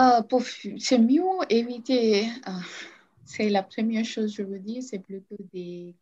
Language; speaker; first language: French; non-native, learner; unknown